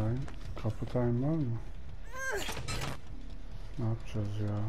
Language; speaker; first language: Turkish; native; Turkish